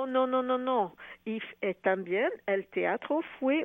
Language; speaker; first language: Spanish; non-native, fluent; French